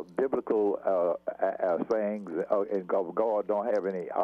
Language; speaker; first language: English; native; English